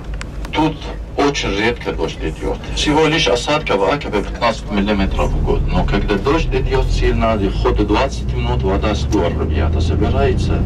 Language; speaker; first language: Russian; non-native, fluent; Arabic